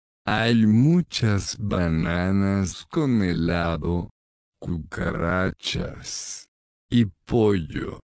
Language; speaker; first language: Spanish; non-native, learner; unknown